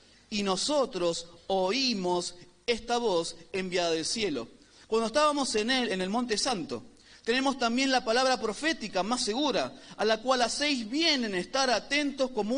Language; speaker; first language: Spanish; native; Spanish